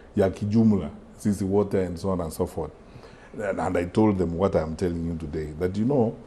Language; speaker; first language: English; non-native, local second language; Gusii